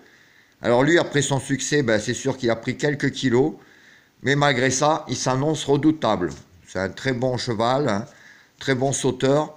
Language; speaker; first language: French; native; French